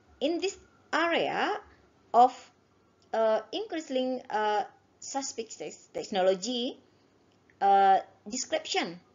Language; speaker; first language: English; non-native, learner; Indonesian